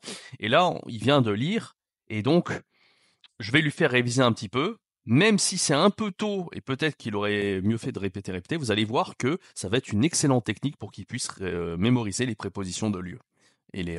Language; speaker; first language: French; native; French